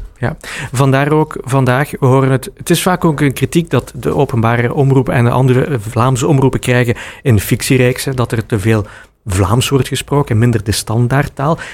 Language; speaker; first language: Dutch; native; Dutch